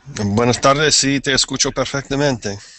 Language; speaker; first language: Spanish; non-native, fluent; English